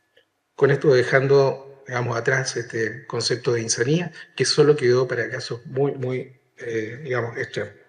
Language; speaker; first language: Spanish; native; Spanish